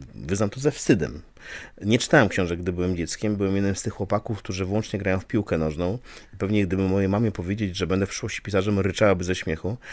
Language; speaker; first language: Polish; native; Polish